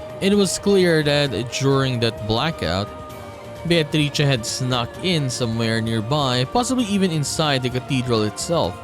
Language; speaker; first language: English; native; English